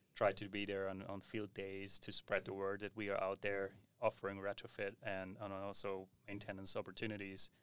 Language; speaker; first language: English; non-native, fluent; German